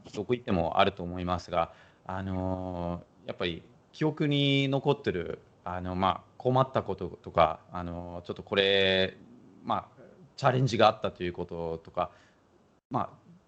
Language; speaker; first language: Japanese; non-native, fluent; German